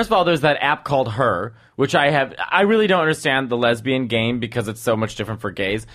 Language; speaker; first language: English; native; English